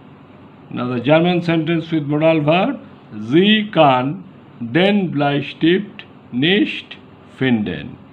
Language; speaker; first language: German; non-native, fluent; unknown